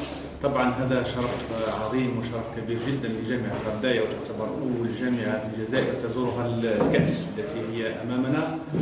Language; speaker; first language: Arabic; native; Arabic